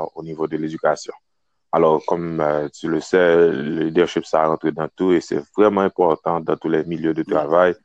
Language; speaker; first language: French; non-native, local second language; Haitian Creole